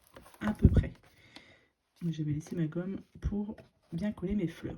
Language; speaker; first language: French; native; French